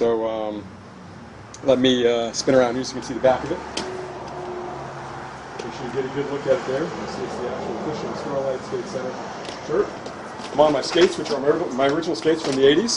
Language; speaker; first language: English; native; English